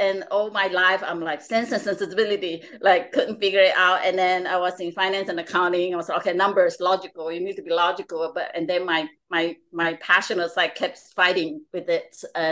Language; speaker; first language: English; non-native, local second language; Chinese